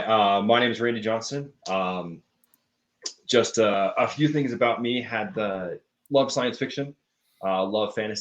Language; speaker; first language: English; native; English